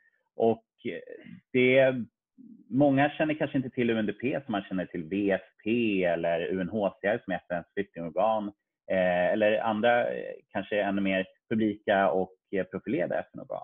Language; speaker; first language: Swedish; native; Swedish